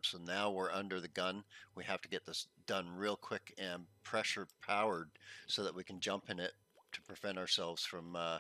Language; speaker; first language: English; native; English